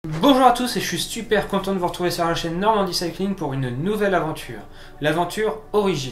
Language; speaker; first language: French; native; French